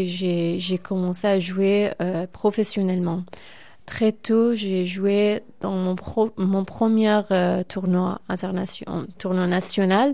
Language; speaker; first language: French; non-native, fluent; Persian